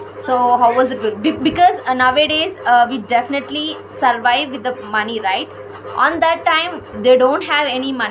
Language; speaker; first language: English; non-native, learner; Kannada